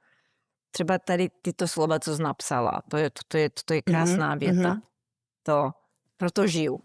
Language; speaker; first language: Czech; early bilingual, heritage; Czech